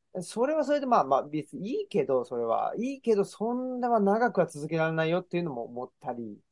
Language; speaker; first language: Japanese; native; Japanese